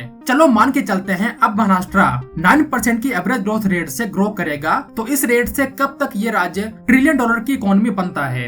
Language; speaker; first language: Hindi; native; Hindi